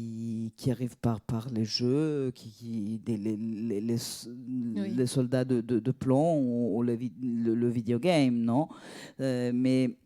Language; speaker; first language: French; non-native, fluent; Italian